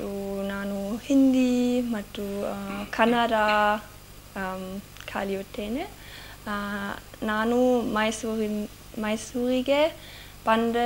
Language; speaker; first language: Kannada; non-native, learner; German